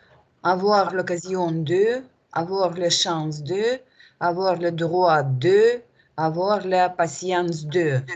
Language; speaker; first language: French; non-native, learner; Russian